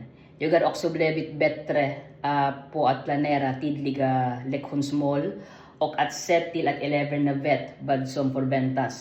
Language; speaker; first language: Swedish; non-native, learner; Filipino